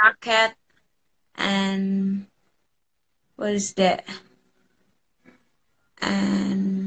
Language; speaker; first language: English; non-native, learner; Indonesian